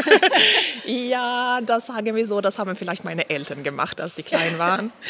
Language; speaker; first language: German; non-native, fluent; Swedish